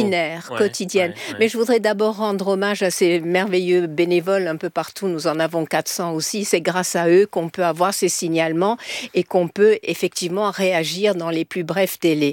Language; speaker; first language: French; native; French